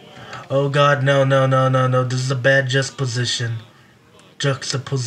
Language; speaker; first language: English; native; English